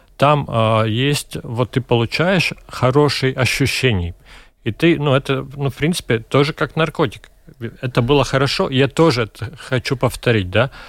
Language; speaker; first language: Russian; non-native, local second language; Latvian